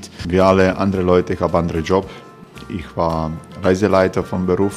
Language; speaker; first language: German; non-native, fluent; Croatian